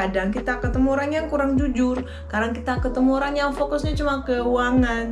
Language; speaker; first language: Indonesian; non-native, fluent; Russian